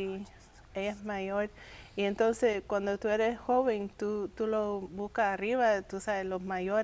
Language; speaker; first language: Spanish; early bilingual, heritage; English